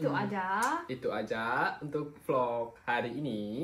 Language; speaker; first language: Indonesian; native; Indonesian